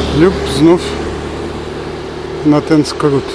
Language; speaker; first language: Polish; non-native, fluent; Turkish